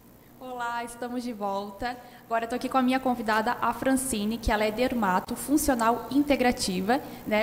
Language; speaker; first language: Portuguese; native; Portuguese